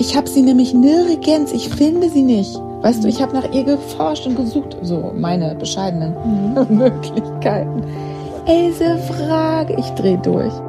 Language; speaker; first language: German; native; German